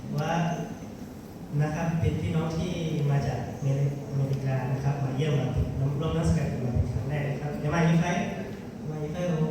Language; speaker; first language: Thai; non-native, local second language; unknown